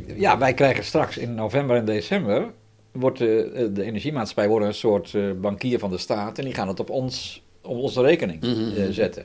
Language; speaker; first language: Dutch; native; Dutch